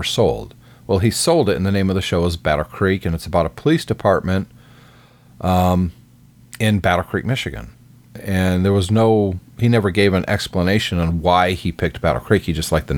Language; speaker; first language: English; native; English